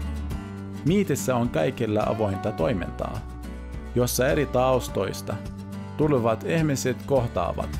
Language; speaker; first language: Finnish; non-native, fluent; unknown